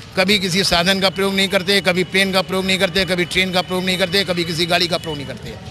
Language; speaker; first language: Hindi; native; Hindi